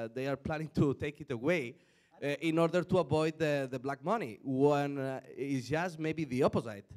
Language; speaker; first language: English; non-native, fluent; Spanish